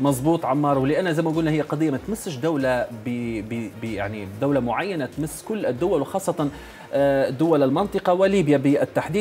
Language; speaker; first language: Arabic; native; Arabic